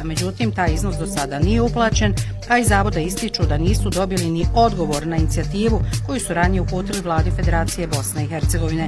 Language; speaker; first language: Bosnian; native; Bosnian